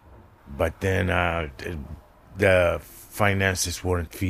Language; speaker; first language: English; non-native, fluent; Arabic